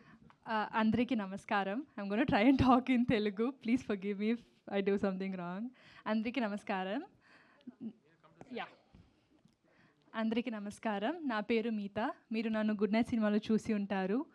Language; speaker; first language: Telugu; non-native, learner; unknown